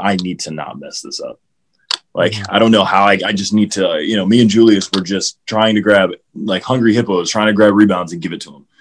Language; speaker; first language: English; native; English